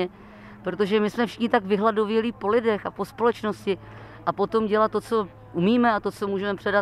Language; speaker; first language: Czech; native; Czech